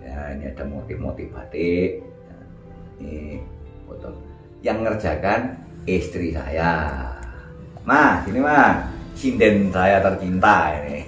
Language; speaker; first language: Indonesian; non-native, local second language; Javanese